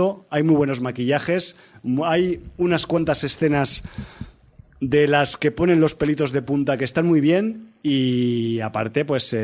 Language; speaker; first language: Spanish; native; Spanish